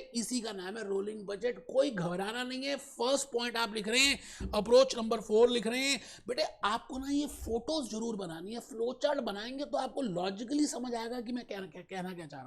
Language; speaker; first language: Hindi; native; Hindi